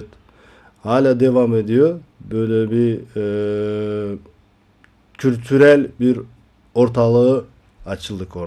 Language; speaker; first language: Turkish; non-native, learner; Kazakh